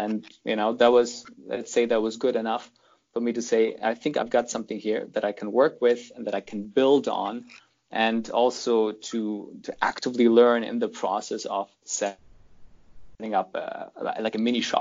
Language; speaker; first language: English; non-native, fluent; German